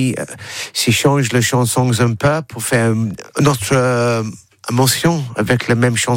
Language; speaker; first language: French; non-native, learner; English